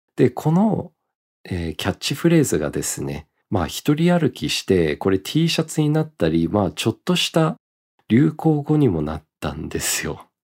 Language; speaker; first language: Japanese; early bilingual, heritage; Japanese